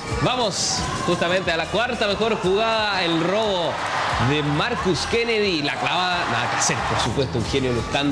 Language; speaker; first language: Spanish; native; Spanish